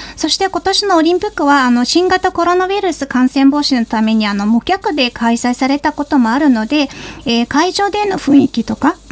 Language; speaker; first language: Japanese; non-native, fluent; Mongolian